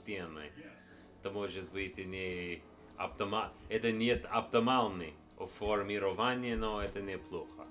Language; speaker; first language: Russian; non-native, learner; English